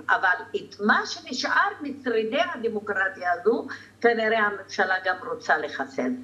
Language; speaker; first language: Hebrew; non-native, local second language; Arabic